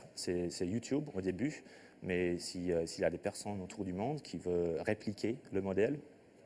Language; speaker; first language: French; non-native, fluent; English